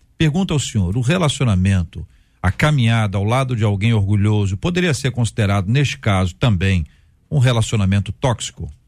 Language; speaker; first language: Portuguese; native; Portuguese